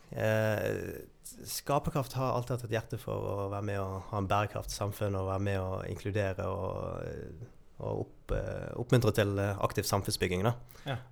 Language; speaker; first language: Norwegian; early bilingual, other home language; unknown